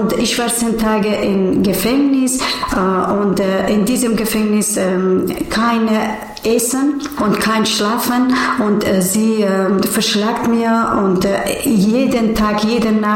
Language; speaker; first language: German; non-native, learner; Persian